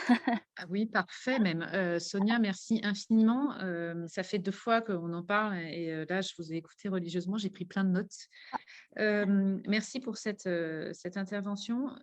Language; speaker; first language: French; native; French